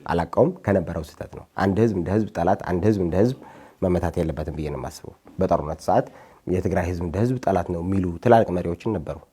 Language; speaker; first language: Amharic; non-native, local second language; Tigrinya